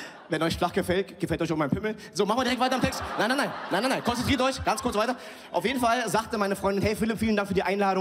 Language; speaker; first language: German; early bilingual, other home language; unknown